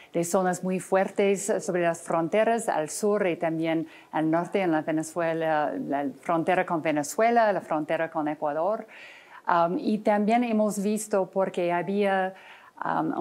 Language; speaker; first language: Spanish; non-native, fluent; English